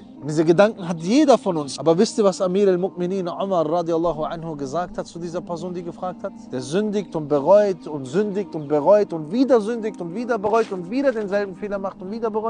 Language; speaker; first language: German; early bilingual, other home language; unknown